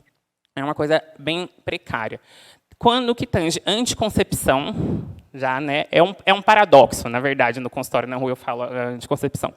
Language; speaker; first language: Portuguese; native; Portuguese